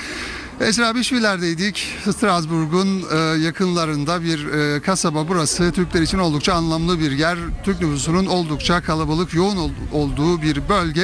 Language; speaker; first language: Turkish; native; Turkish